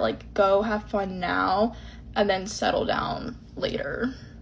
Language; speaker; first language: English; native; English